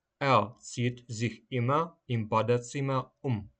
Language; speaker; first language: German; non-native, fluent; Ukrainian